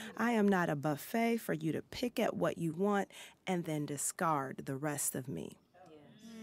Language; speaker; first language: English; native; English